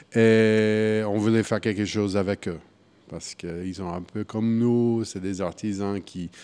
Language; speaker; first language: French; non-native, fluent; English